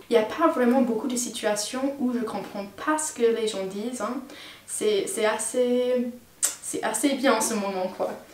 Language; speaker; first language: French; non-native, fluent; English